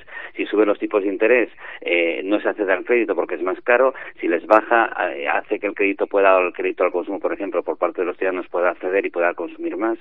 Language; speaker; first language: Spanish; native; Spanish